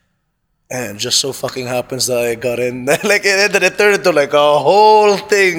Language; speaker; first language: English; non-native, local second language; Cebuano